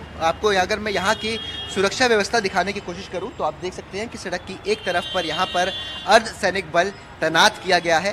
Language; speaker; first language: Hindi; native; Hindi